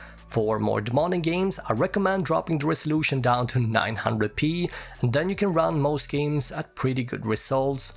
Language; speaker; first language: English; native; English